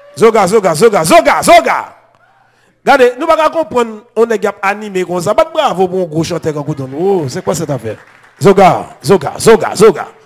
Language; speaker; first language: French; non-native, local second language; Haitian Creole